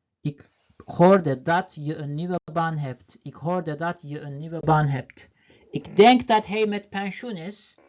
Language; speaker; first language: Dutch; non-native, learner; Turkish